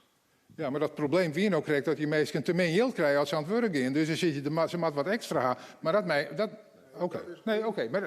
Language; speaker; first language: Dutch; non-native, local second language; Western Frisian